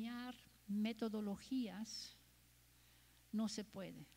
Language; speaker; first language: Spanish; non-native, fluent; German